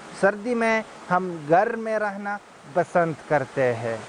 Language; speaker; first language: Hindi; non-native, learner; Arabic